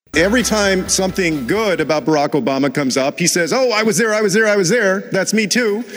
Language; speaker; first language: English; native; English